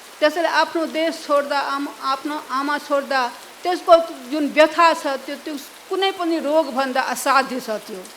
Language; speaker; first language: Nepali; non-native, local second language; Maithili